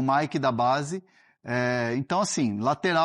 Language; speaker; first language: Portuguese; native; Portuguese